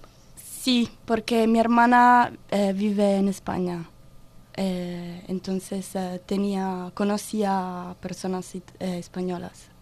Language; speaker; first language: Spanish; non-native, learner; Italian